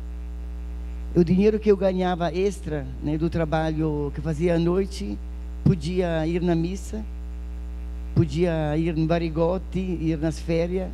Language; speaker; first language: Portuguese; non-native, fluent; Italian